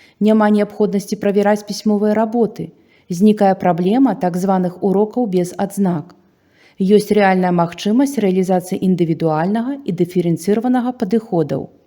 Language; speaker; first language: Belarusian; native; Belarusian